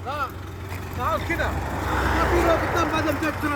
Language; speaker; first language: Arabic; non-native, learner; Hindi